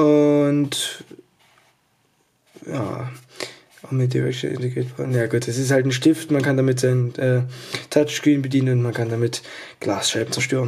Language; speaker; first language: German; native; German